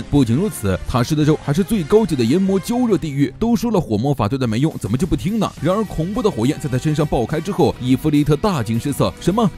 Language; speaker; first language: Chinese; native; Chinese